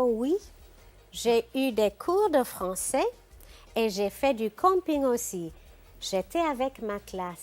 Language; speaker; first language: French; non-native, fluent; English